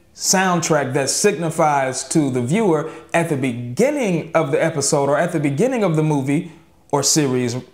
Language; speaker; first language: English; native; English